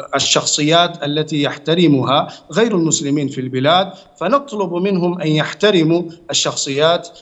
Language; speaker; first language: Arabic; non-native, fluent; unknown